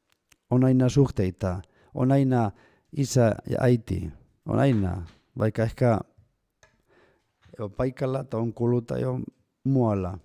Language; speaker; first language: Finnish; non-native, fluent; Spanish